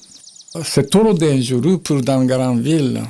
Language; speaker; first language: French; non-native, fluent; Japanese